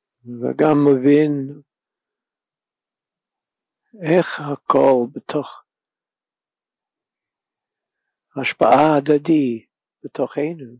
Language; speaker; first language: Hebrew; non-native, fluent; English